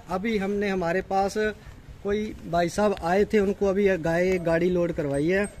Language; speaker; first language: Hindi; native; Hindi